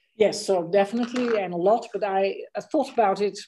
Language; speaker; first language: English; non-native, fluent; Dutch